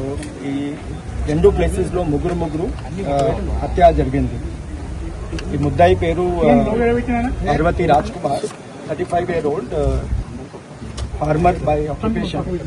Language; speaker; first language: Telugu; non-native, learner; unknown